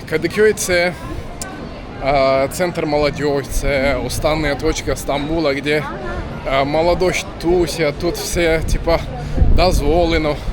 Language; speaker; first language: Ukrainian; native; Ukrainian